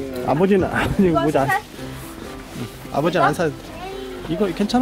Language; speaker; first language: Korean; native; Korean